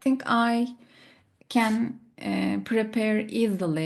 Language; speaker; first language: English; non-native, learner; Turkish